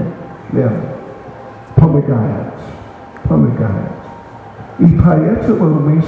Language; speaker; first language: Russian; non-native, learner; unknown